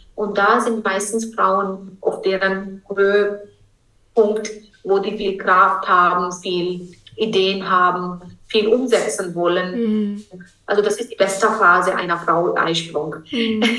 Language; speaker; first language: German; non-native, fluent; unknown